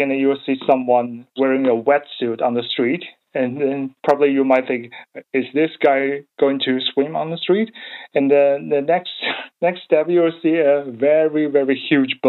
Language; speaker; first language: English; non-native, learner; Chinese